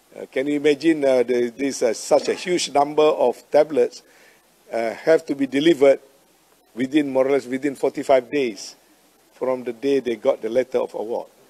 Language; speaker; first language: English; non-native, local second language; Malay